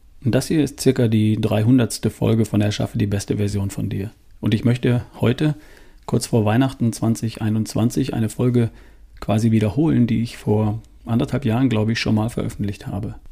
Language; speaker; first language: German; native; German